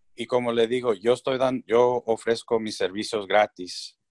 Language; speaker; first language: Spanish; early bilingual, heritage; Spanish